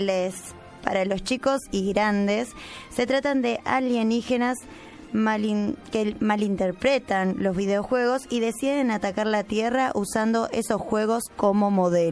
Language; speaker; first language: Spanish; native; Spanish